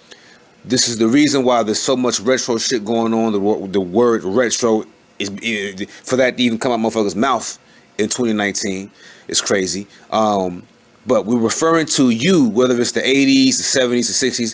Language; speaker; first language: English; native; English